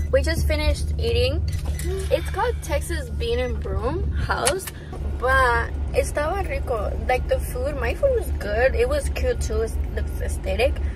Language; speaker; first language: English; early bilingual, other home language; Spanish